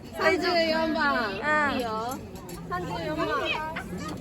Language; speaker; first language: Japanese; non-native, learner; Korean